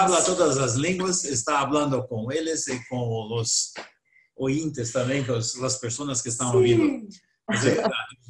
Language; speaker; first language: Spanish; non-native, learner; Portuguese